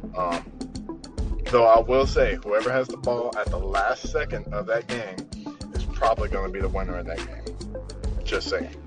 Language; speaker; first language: English; native; English